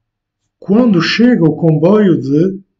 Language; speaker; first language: Portuguese; non-native, fluent; French